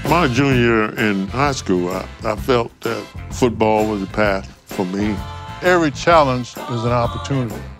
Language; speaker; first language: English; native; English